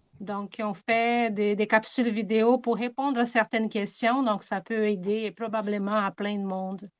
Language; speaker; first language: French; non-native, fluent; Portuguese